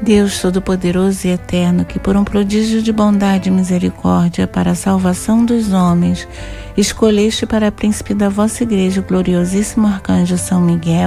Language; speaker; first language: Portuguese; native; Portuguese